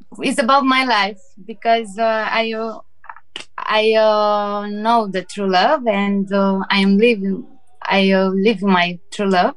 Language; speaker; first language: English; non-native, learner; Romanian